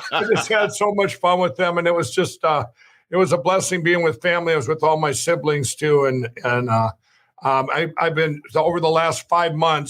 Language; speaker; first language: English; native; English